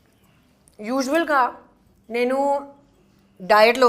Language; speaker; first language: Telugu; non-native, learner; Hindi